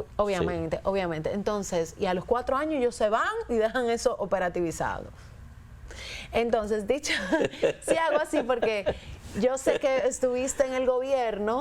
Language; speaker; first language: Spanish; native; Spanish